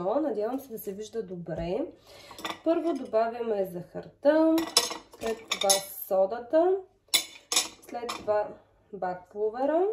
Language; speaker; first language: Bulgarian; native; Bulgarian